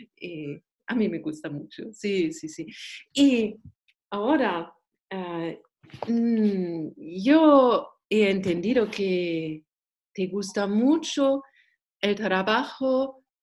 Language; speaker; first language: Spanish; non-native, learner; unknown